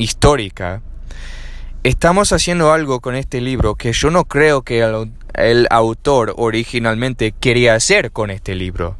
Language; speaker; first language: Spanish; non-native, learner; English